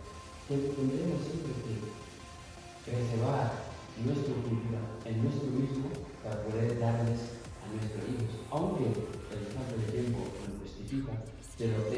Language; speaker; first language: Spanish; non-native, learner; Fula